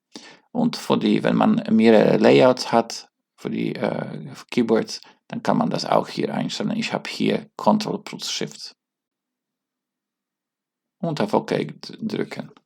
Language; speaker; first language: German; non-native, learner; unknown